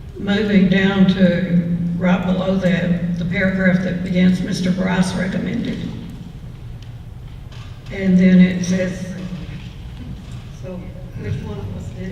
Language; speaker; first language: English; native; English